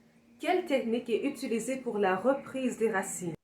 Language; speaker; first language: French; non-native, fluent; English